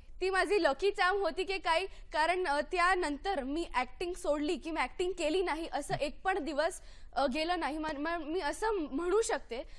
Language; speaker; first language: Marathi; non-native, local second language; Gujarati